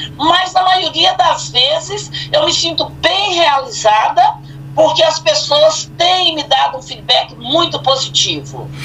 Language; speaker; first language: Portuguese; native; Portuguese